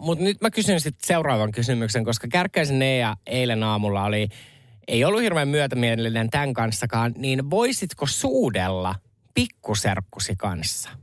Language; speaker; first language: Finnish; native; Finnish